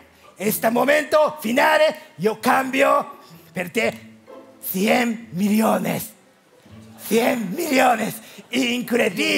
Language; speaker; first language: Spanish; non-native, learner; Japanese